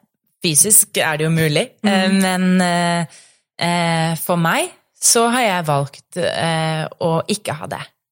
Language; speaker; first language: Norwegian; native; Norwegian